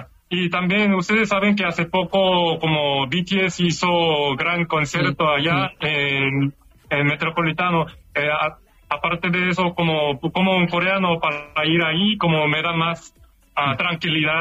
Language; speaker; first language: Spanish; non-native, fluent; Korean